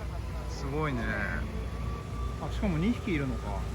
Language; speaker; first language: Japanese; native; Japanese